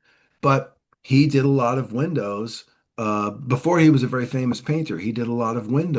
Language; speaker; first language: English; native; English